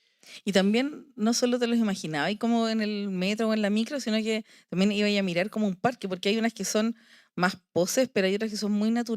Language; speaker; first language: Spanish; native; Spanish